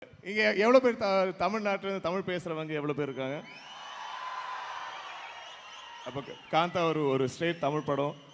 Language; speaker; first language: Tamil; non-native, fluent; Malayalam